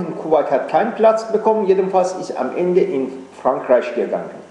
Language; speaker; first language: German; non-native, fluent; Persian